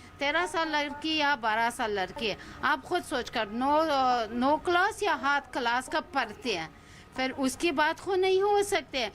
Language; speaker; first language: Hindi; non-native, learner; Persian